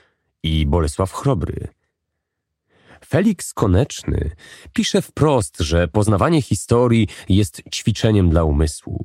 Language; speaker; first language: Polish; native; Polish